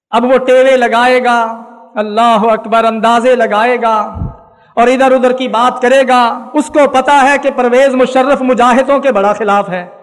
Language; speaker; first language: Urdu; non-native, local second language; Punjabi